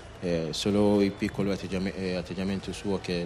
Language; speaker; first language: Italian; non-native, fluent; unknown